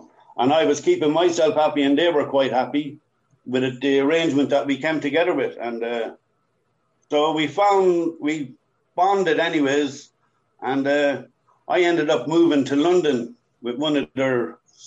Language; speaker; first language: English; native; English